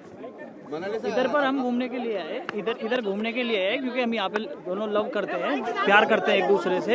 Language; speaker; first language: Hindi; non-native, local second language; Malayalam